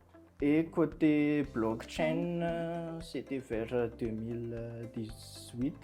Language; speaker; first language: French; non-native, local second language; Malagasy